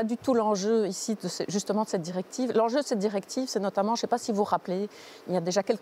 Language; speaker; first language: French; native; French